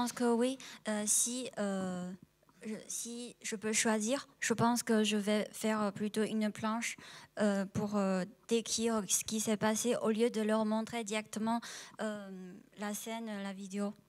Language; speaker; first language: French; non-native, fluent; Chinese